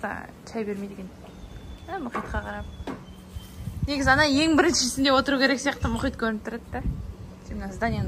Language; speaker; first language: Kazakh; native; Kazakh